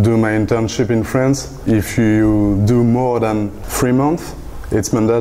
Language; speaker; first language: English; non-native, fluent; French